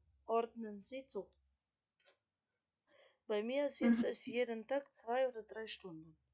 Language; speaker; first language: German; non-native, fluent; Macedonian